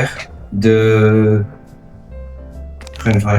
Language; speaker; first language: French; non-native, learner; English